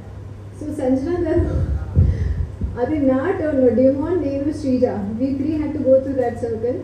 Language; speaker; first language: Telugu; non-native, learner; Hindi